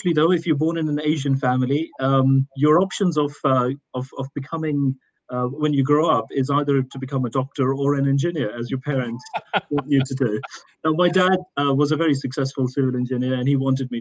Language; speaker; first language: English; non-native, local second language; Urdu